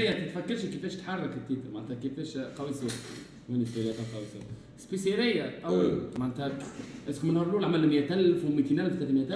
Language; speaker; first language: Arabic; native; Arabic